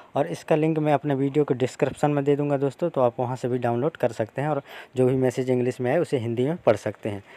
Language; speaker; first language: Hindi; native; Hindi